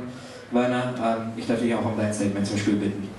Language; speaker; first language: German; native; German